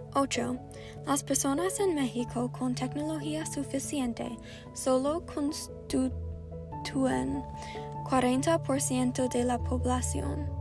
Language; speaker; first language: Spanish; non-native, learner; English